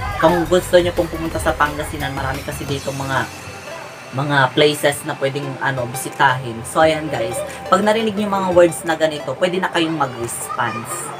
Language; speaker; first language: Filipino; non-native, local second language; Pangasinan